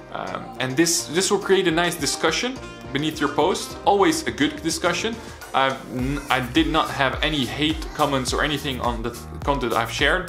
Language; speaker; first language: English; non-native, fluent; Dutch